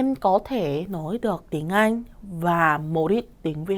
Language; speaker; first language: Vietnamese; non-native, fluent; Korean